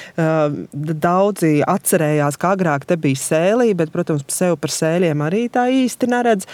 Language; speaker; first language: Latvian; native; Latvian